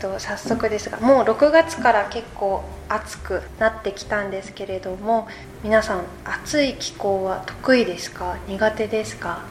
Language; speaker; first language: Japanese; native; Japanese